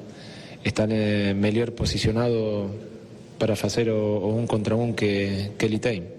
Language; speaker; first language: Portuguese; non-native, fluent; Spanish